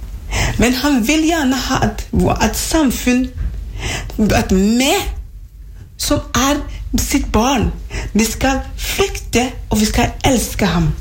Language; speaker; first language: Norwegian; non-native, fluent; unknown